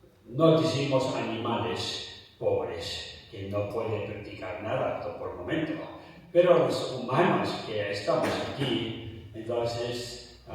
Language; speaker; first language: Spanish; non-native, fluent; Tibetan